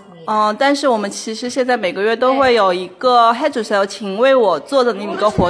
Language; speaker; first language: Chinese; native; Chinese